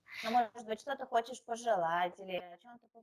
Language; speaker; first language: Russian; native; Russian